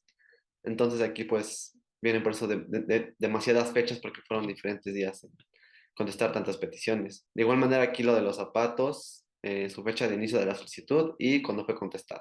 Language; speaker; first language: Spanish; native; Spanish